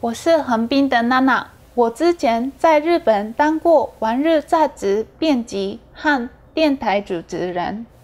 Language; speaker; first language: Chinese; non-native, fluent; Japanese